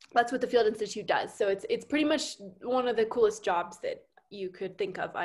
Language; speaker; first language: English; native; English